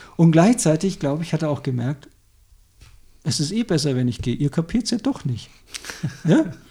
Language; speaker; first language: German; native; German